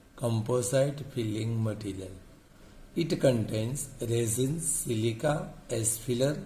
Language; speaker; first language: English; non-native, local second language; Gujarati